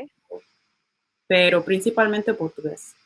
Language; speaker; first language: Spanish; non-native, learner; English